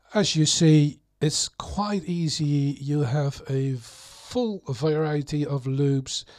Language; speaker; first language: English; non-native, fluent; Dutch